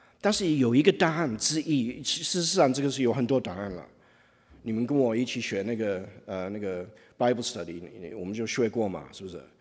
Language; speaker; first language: Chinese; non-native, fluent; English